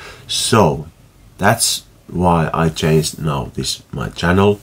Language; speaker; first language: English; non-native, fluent; Finnish